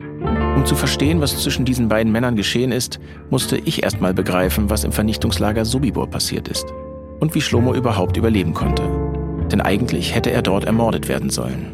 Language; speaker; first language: German; native; German